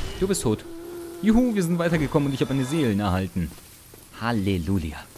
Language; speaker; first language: German; early bilingual, other home language; Ukrainian